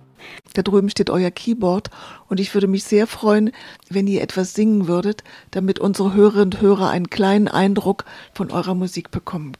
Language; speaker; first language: German; native; German